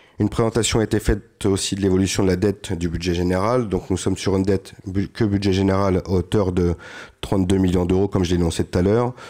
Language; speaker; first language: French; native; French